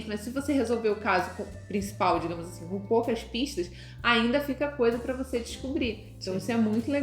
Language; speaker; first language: Portuguese; native; Portuguese